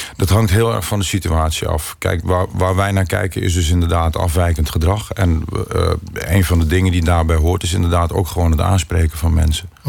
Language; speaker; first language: Dutch; native; Dutch